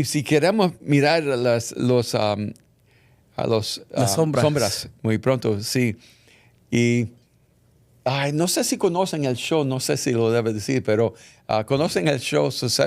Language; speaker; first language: Spanish; early bilingual, heritage; English